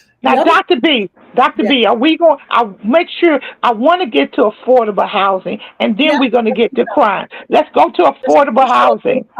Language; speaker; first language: English; native; English